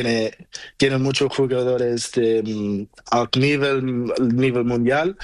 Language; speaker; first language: Spanish; non-native, learner; Portuguese